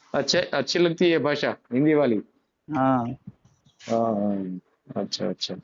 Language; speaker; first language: Hindi; non-native, local second language; Gujarati